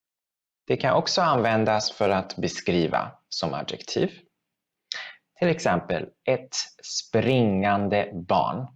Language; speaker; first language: Swedish; non-native, fluent; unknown